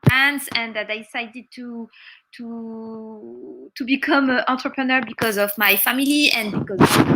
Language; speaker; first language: English; non-native, learner; French